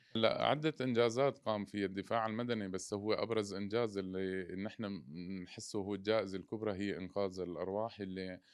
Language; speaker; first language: Arabic; native; Arabic